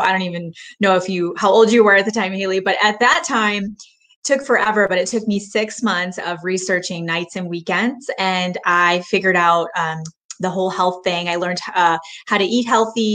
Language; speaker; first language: English; native; English